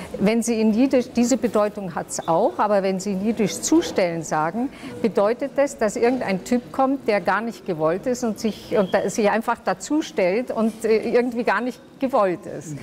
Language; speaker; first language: German; non-native, local second language; Yiddish